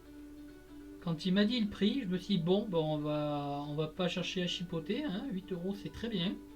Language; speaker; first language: French; native; French